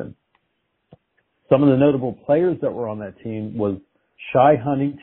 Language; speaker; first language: English; native; English